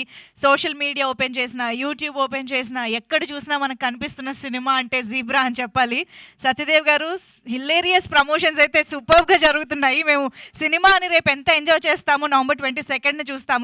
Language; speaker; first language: Telugu; native; Telugu